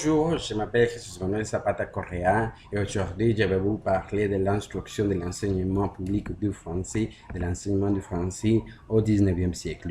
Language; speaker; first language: French; non-native, learner; Spanish